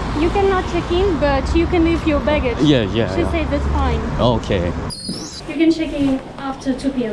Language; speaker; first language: English; non-native, learner; Russian